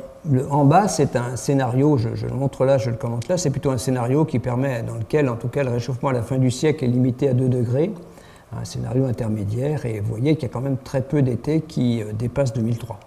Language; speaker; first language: French; native; French